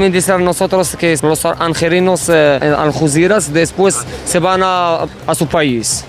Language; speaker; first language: Spanish; non-native, learner; Arabic